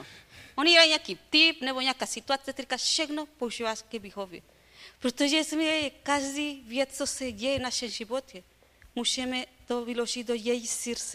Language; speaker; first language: Czech; non-native, learner; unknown